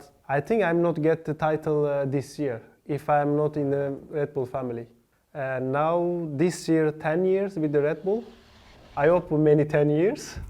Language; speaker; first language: English; non-native, learner; Turkish